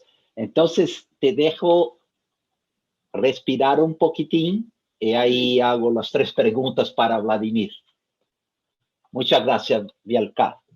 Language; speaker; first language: Spanish; non-native, fluent; Portuguese